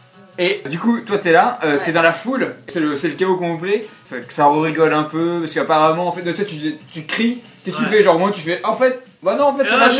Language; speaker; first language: French; native; French